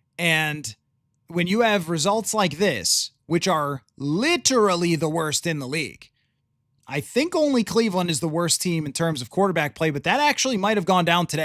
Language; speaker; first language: English; native; English